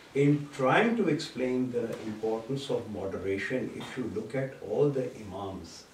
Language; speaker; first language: English; non-native, local second language; Urdu